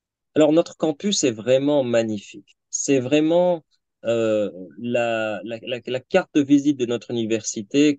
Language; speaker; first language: French; native; French